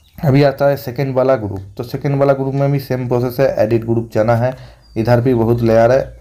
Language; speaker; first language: Hindi; non-native, local second language; Bangla